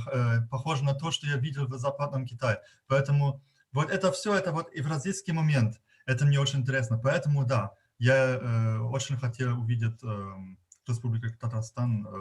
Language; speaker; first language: Russian; non-native, fluent; German